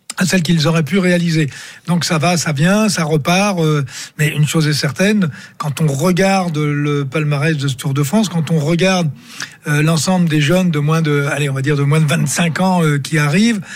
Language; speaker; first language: French; native; French